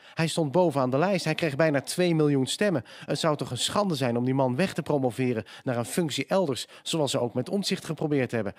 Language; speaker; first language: Dutch; native; Dutch